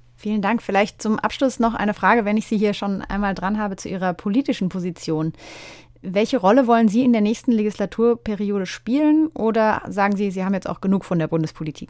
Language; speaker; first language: German; native; German